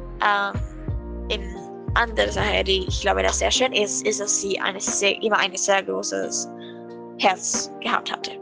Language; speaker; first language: German; non-native, learner; Spanish